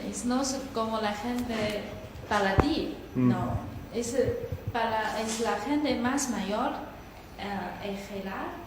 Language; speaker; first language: Spanish; non-native, learner; Chinese